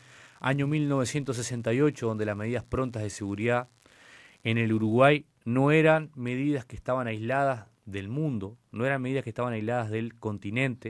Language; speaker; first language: Spanish; native; Spanish